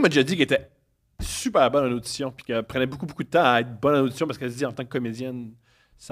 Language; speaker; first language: French; native; French